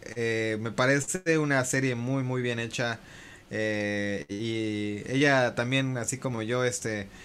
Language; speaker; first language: Spanish; early bilingual, heritage; Spanish